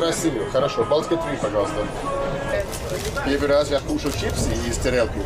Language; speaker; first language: Russian; non-native, learner; English